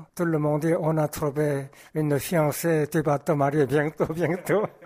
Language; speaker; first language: French; non-native, fluent; Korean